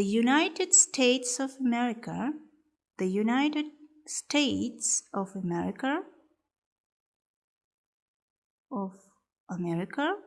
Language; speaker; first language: English; non-native, fluent; Kyrgyz